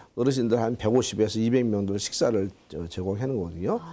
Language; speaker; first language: Korean; native; Korean